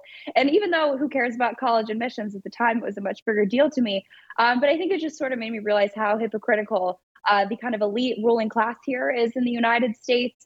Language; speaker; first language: English; native; English